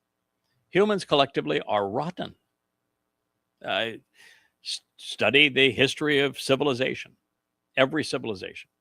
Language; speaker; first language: English; native; English